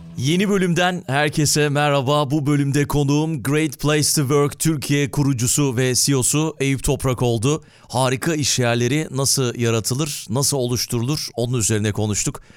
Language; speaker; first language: Turkish; early bilingual, heritage; Turkish